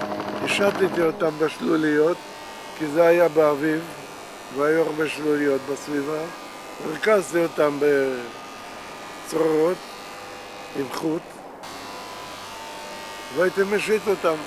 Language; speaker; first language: Hebrew; non-native, fluent; Russian